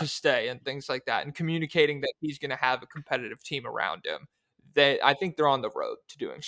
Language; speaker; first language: English; native; English